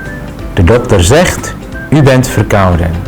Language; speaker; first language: Dutch; non-native, fluent; Indonesian